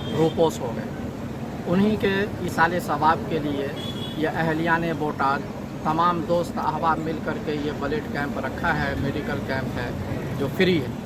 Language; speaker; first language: Urdu; non-native, local second language; Gujarati